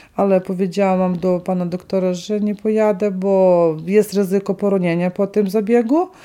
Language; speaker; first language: Polish; non-native, fluent; Ukrainian